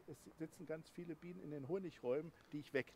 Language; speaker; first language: German; native; German